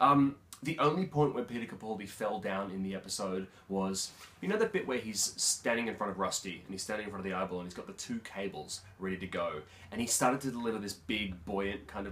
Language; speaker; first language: English; native; English